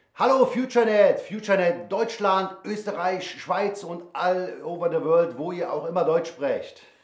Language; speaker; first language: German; native; German